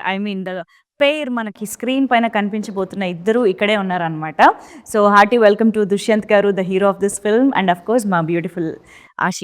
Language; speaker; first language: Telugu; native; Telugu